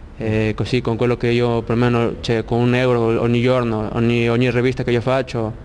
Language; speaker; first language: Italian; non-native, learner; Spanish